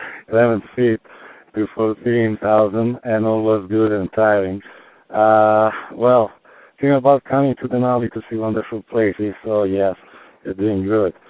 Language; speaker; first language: English; non-native, fluent; Italian